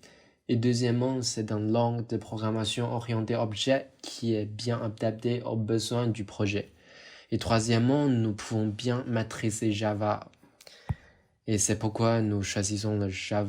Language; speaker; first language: French; non-native, fluent; Chinese